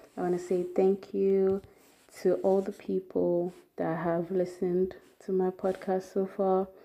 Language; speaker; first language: English; non-native, local second language; Yoruba